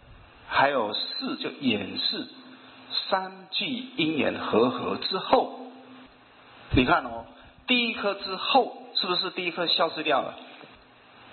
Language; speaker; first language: Chinese; native; Chinese